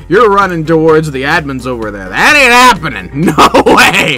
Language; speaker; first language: English; native; English